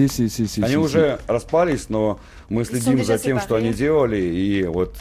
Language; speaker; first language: Russian; native; Russian